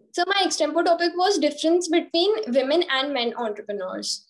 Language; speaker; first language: English; non-native, local second language; Hindi